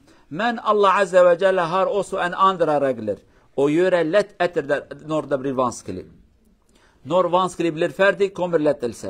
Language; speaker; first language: Norwegian; non-native, learner; Kurdish